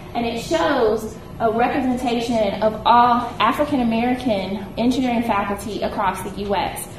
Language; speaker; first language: English; native; English